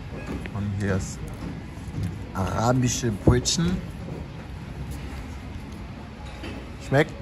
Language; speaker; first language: German; non-native, learner; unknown